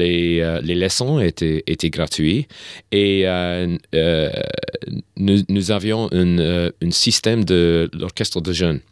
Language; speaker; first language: French; non-native, learner; English